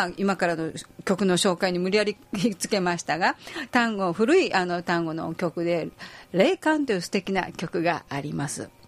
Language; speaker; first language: Japanese; native; Japanese